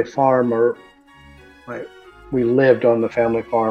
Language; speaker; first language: English; early bilingual, other home language; German